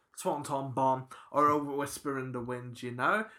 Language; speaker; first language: English; native; English